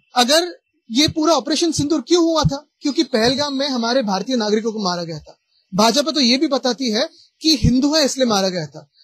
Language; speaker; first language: Hindi; non-native, local second language; Marathi